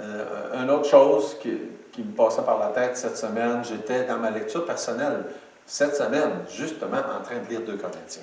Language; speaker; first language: French; native; French